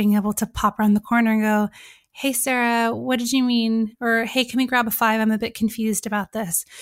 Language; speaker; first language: English; native; English